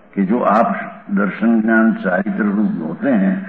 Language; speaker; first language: Hindi; non-native, local second language; Gujarati